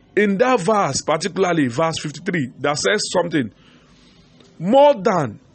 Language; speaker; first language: English; non-native, local second language; Yoruba